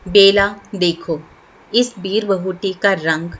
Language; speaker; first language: Hindi; non-native, local second language; Malayalam